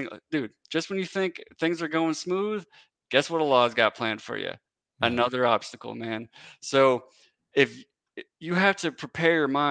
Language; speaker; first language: English; native; English